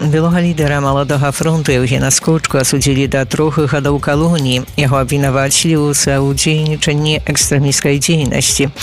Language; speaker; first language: Belarusian; native; Belarusian